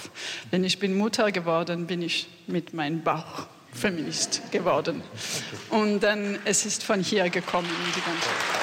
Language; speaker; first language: German; non-native, learner; French